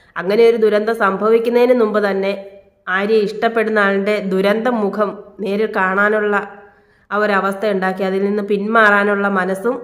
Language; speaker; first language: Malayalam; native; Malayalam